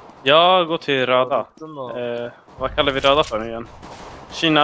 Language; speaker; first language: Swedish; native; Swedish